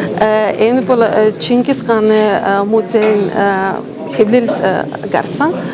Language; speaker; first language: Mongolian; non-native, fluent; Polish